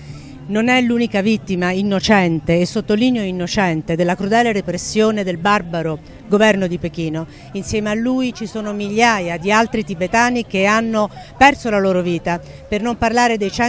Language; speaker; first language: Italian; native; Italian